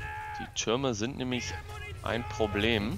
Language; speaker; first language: German; native; German